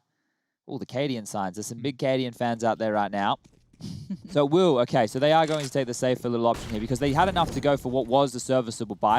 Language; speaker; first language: English; native; English